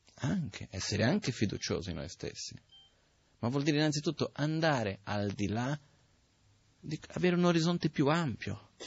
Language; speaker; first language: Italian; non-native, fluent; Portuguese